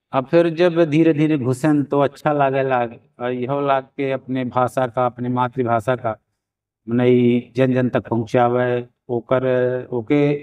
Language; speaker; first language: Hindi; native; Hindi